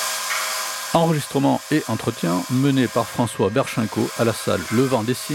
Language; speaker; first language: French; native; French